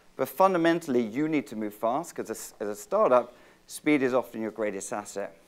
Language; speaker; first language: English; native; English